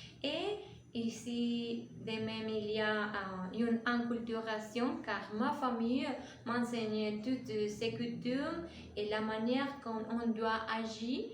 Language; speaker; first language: French; non-native, learner; Spanish